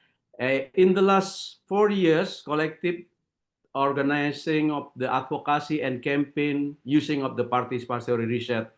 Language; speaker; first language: English; non-native, learner; Indonesian